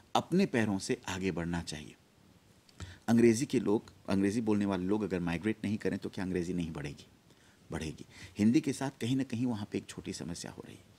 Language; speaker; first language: Hindi; early bilingual, heritage; Hindi